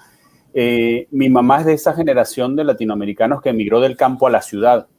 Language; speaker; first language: Spanish; native; Spanish